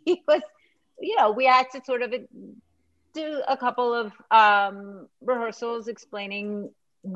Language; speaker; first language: English; native; English